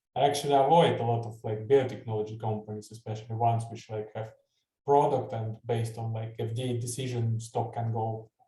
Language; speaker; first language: English; non-native, fluent; Estonian